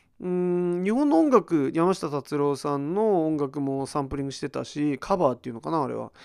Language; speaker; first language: Japanese; early bilingual, heritage; Japanese